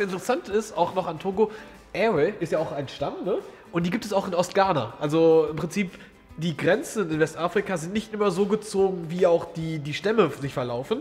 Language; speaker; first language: German; early bilingual, other home language; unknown